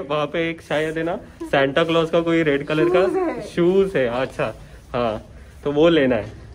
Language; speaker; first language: Hindi; native; Hindi